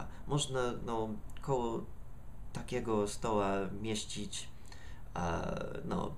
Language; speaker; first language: Polish; non-native, learner; English